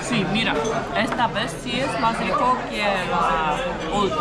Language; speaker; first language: Spanish; non-native, fluent; Portuguese